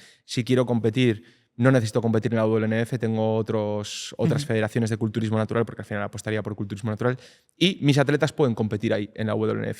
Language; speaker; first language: Spanish; native; Spanish